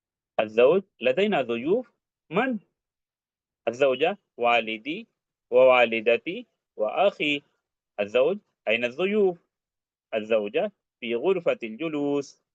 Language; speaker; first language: Arabic; non-native, fluent; Urdu